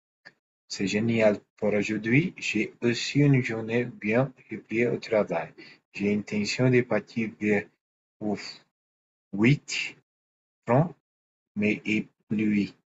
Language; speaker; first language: French; non-native, learner; Portuguese